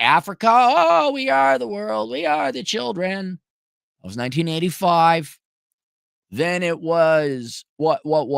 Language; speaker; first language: English; native; English